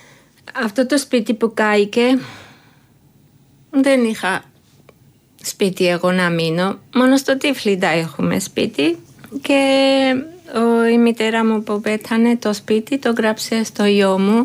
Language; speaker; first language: Greek; non-native, learner; Georgian